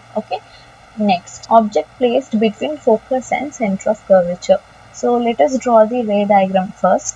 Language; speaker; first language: English; non-native, local second language; Telugu